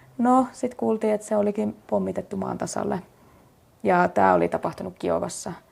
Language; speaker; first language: Finnish; native; Finnish